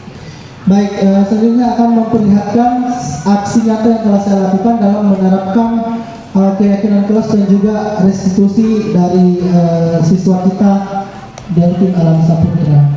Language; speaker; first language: Indonesian; native; Indonesian